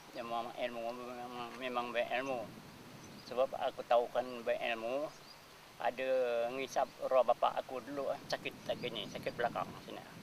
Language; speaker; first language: Malay; native; Malay